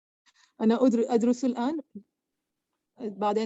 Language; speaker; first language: Arabic; non-native, learner; Urdu